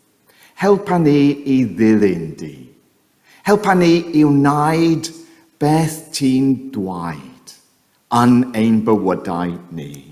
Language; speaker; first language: Welsh; non-native, fluent; English